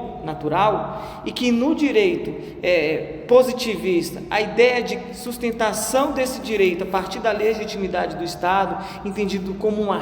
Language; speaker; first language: Portuguese; native; Portuguese